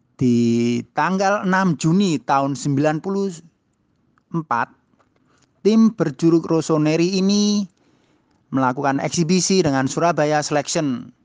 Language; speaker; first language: Indonesian; native; Indonesian